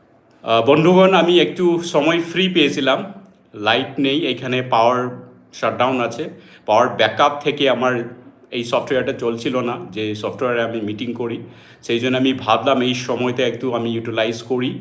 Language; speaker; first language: Bangla; non-native, local second language; Assamese